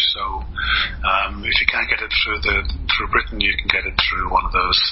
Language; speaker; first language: English; native; English